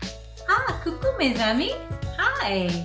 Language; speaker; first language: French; non-native, fluent; English